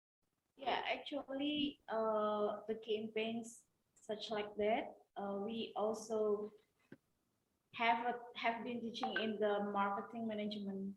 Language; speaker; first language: English; non-native, local second language; Indonesian